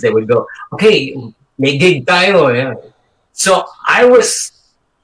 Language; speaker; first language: English; non-native, local second language; Filipino